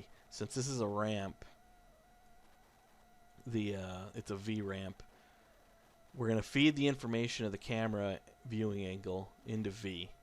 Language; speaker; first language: English; native; English